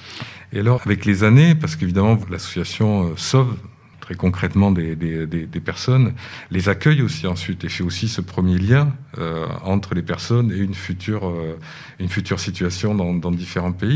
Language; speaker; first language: French; native; French